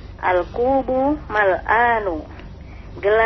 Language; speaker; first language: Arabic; non-native, learner; Indonesian